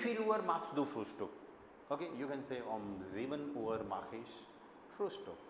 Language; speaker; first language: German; non-native, fluent; Hindi